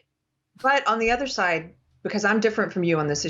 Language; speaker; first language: English; native; English